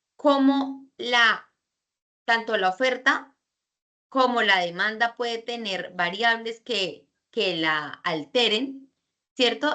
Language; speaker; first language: Spanish; native; Spanish